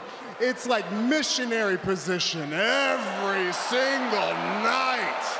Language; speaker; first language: English; native; English